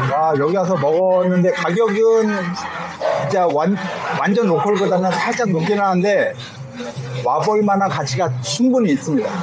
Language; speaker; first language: Korean; native; Korean